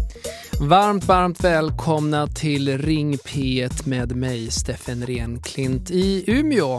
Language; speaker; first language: Swedish; native; Swedish